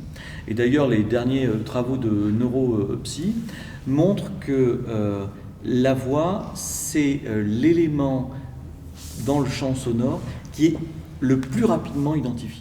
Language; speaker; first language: French; native; French